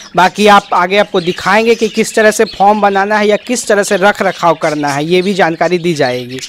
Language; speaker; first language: Hindi; native; Hindi